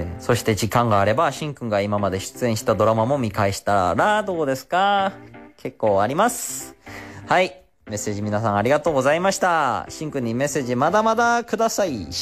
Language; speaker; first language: Japanese; non-native, fluent; Korean